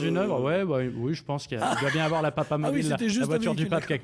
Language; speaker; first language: French; native; French